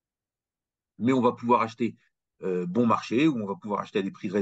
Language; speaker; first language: French; native; French